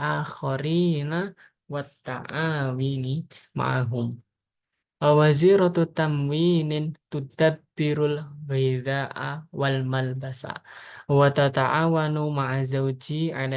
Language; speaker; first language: Arabic; non-native, learner; Indonesian